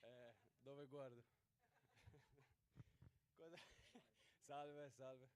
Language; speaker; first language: Italian; non-native, learner; Swedish